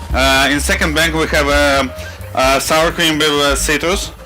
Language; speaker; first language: English; non-native, learner; Russian